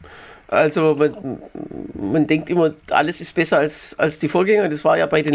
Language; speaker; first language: German; native; German